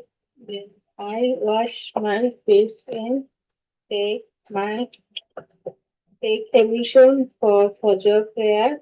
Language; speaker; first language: English; non-native, learner; Bangla